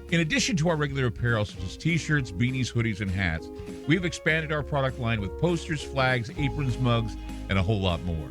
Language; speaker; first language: English; native; English